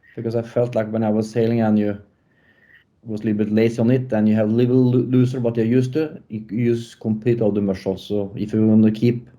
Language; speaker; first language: English; non-native, fluent; Norwegian